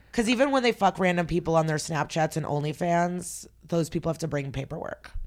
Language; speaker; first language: English; early bilingual, other home language; Russian